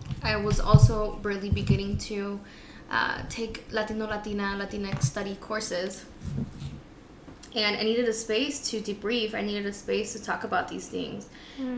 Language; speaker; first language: English; early bilingual, other home language; Spanish